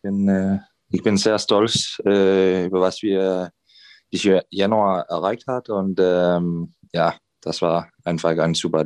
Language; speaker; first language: German; non-native, fluent; Danish